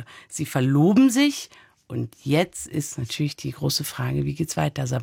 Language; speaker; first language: German; native; German